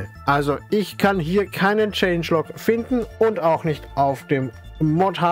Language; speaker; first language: German; native; German